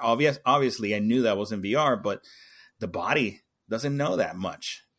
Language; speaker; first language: English; non-native, local second language; Spanish